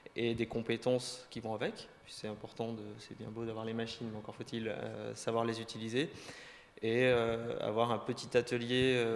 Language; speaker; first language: French; native; French